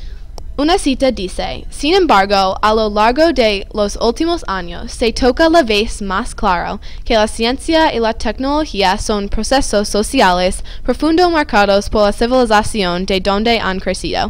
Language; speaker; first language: Spanish; non-native, learner; English